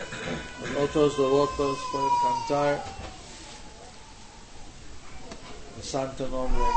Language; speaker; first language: Spanish; non-native, learner; English